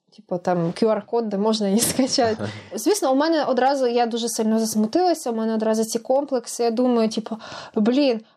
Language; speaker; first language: Ukrainian; native; Ukrainian